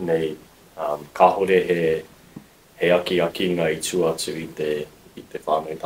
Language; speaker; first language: Māori; non-native, local second language; English